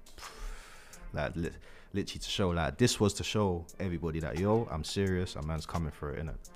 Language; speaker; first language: English; native; English